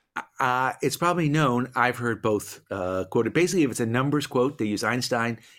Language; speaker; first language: English; native; English